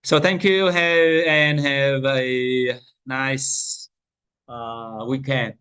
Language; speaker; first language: English; non-native, fluent; Vietnamese